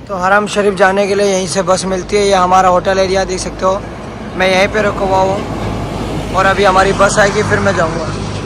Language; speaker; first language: Hindi; native; Hindi